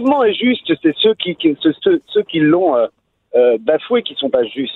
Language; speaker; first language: French; native; French